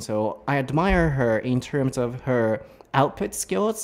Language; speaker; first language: English; non-native, fluent; Japanese